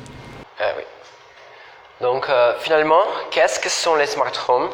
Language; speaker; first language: French; non-native, fluent; Portuguese